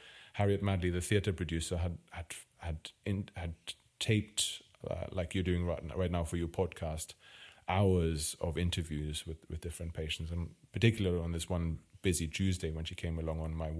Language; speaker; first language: English; non-native, fluent; German